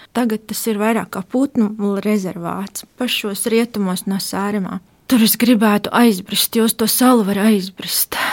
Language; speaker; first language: Latvian; native; Latvian